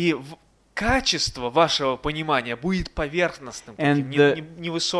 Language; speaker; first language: Russian; native; Russian